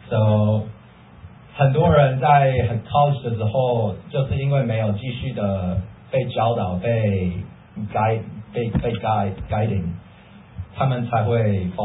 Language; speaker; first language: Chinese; early bilingual, heritage; Chinese